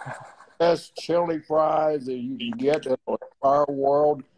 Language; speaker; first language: English; native; English